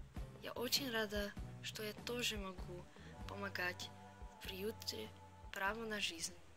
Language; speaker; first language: Russian; non-native, fluent; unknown